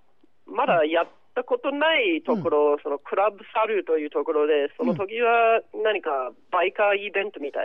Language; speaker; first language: Japanese; non-native, fluent; English